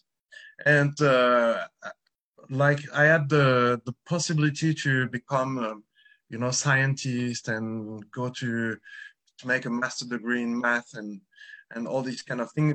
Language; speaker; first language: English; non-native, fluent; French